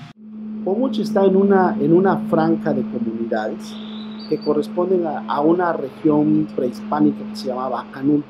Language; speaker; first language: Spanish; native; Spanish